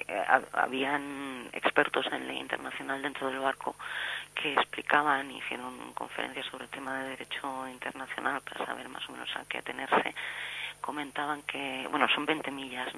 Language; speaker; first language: Spanish; native; Spanish